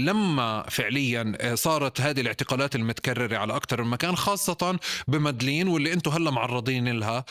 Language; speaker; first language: Arabic; native; Arabic